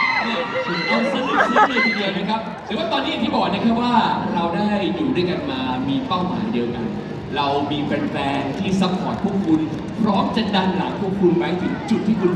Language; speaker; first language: Thai; native; Thai